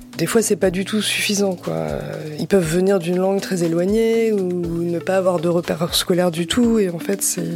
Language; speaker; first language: French; native; French